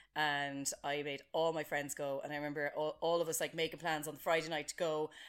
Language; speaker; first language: English; native; English